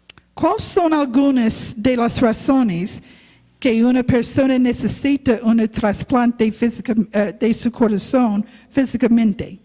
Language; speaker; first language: Spanish; non-native, learner; English